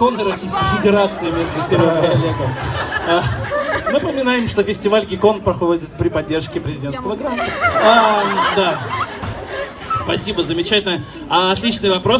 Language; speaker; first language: Russian; native; Russian